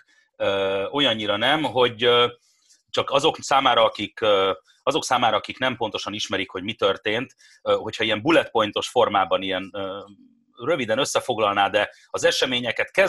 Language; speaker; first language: Hungarian; native; Hungarian